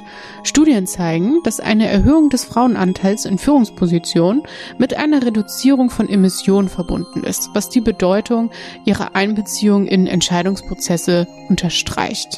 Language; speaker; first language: German; native; German